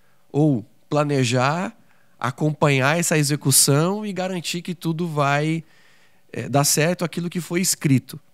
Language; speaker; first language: Portuguese; native; Portuguese